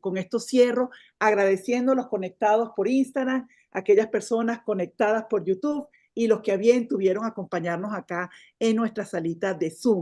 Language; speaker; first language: Spanish; native; Spanish